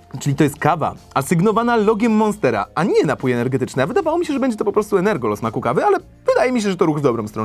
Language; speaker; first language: Polish; native; Polish